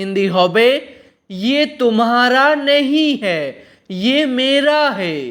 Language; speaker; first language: Hindi; non-native, local second language; Bangla